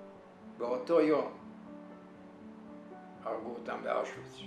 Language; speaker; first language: Hebrew; non-native, fluent; Yiddish